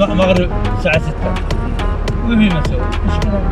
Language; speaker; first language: Arabic; non-native, learner; Filipino